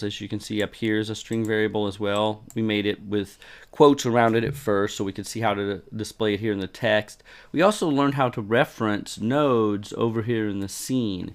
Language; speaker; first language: English; native; English